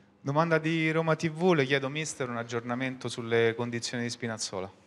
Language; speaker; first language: Italian; native; Italian